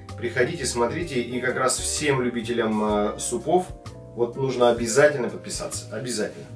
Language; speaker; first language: Russian; native; Russian